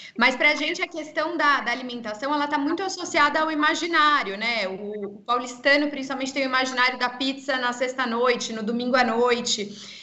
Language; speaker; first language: Portuguese; native; Portuguese